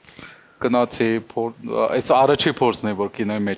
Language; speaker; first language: Armenian; non-native, learner; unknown